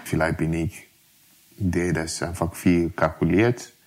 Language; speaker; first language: German; non-native, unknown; Yoruba